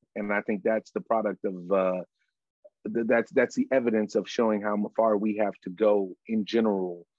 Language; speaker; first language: English; native; English